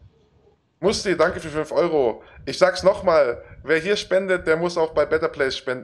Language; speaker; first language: German; native; German